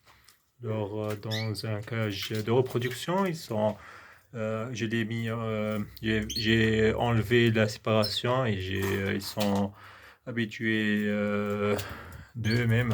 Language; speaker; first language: French; non-native, local second language; Arabic